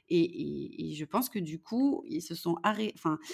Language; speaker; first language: French; native; French